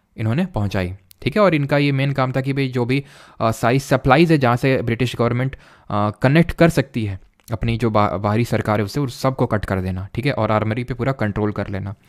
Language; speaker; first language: Hindi; native; Hindi